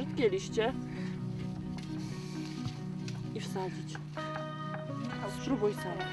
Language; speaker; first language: Polish; native; Polish